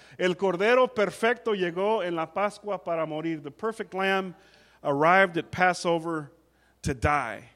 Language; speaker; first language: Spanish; non-native, fluent; English